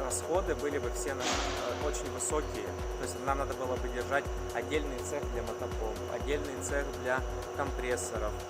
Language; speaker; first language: Russian; native; Russian